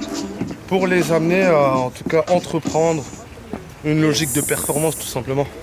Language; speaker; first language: French; native; French